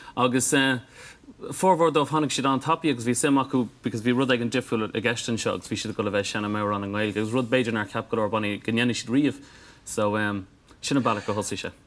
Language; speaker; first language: Irish; non-native, local second language; English